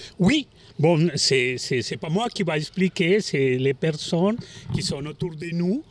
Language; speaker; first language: French; non-native, learner; Spanish